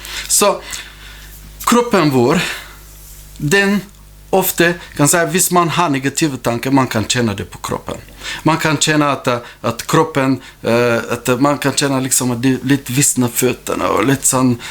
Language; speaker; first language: Norwegian; non-native, fluent; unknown